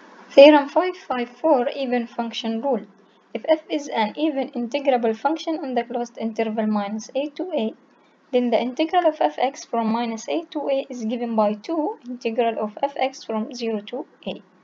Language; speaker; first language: English; non-native, fluent; Arabic